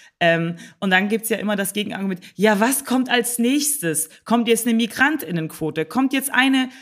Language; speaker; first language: German; native; German